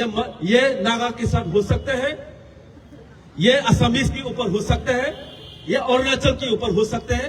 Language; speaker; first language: Hindi; non-native, local second language; Kok Borok